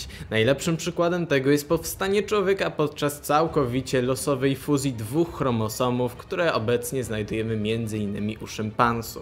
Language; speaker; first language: Polish; native; Polish